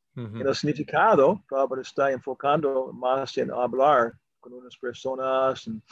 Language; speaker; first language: Spanish; non-native, fluent; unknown